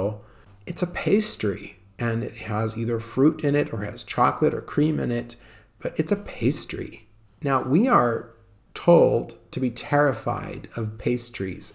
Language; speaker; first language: English; native; English